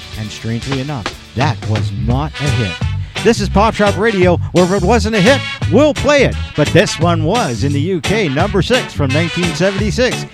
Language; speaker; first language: English; native; English